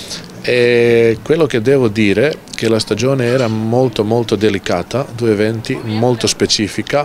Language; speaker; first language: Italian; non-native, local second language; Croatian